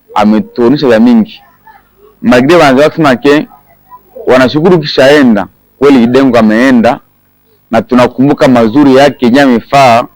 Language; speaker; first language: Swahili; native; Swahili